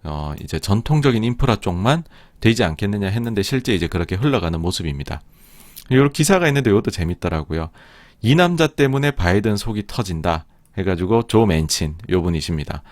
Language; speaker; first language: Korean; native; Korean